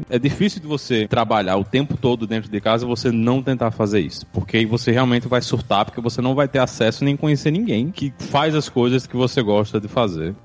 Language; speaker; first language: Portuguese; native; Portuguese